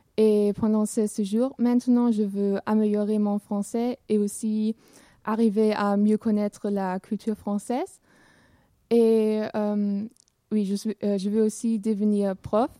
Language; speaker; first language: French; non-native, fluent; German